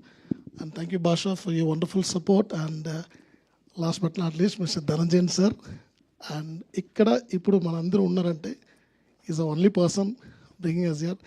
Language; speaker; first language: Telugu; non-native, learner; Tamil